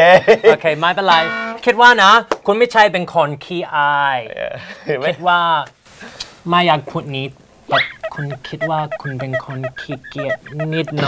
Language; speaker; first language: Thai; non-native, fluent; English